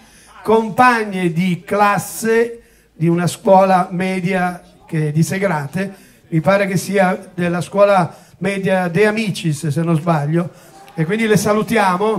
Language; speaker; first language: Italian; native; Italian